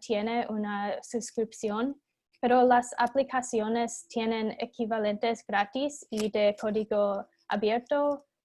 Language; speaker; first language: Spanish; non-native, fluent; English